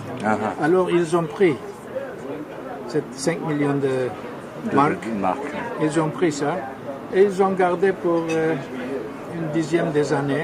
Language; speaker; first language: French; non-native, fluent; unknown